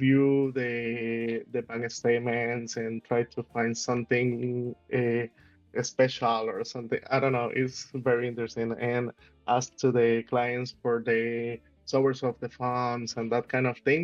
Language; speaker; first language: English; non-native, learner; Spanish